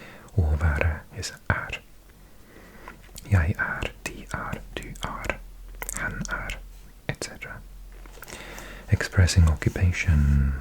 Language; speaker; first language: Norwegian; non-native, learner; English